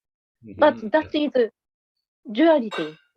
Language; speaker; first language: English; non-native, learner; Japanese